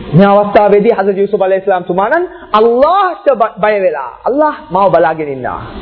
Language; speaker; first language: Sinhala; non-native, local second language; Tamil